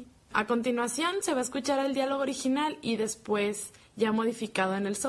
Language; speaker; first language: Spanish; native; Spanish